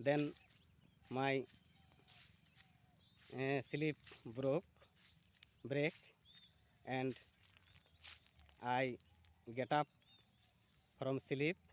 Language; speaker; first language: English; non-native, learner; Bangla